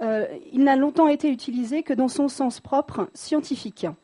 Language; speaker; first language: French; native; French